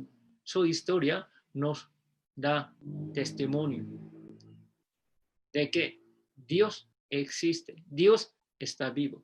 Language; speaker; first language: Spanish; non-native, fluent; Korean